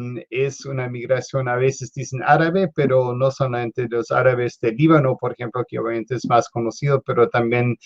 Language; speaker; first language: Spanish; non-native, fluent; English